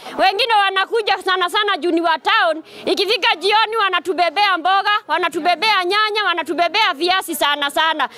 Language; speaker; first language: Swahili; non-native, local second language; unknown